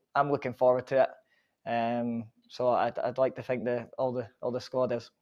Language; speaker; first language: English; native; English